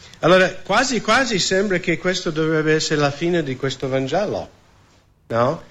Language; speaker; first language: Italian; non-native, fluent; English